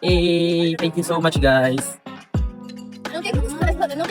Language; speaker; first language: English; non-native, local second language; Filipino